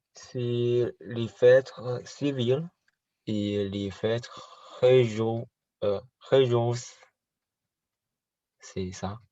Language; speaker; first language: French; non-native, learner; Chinese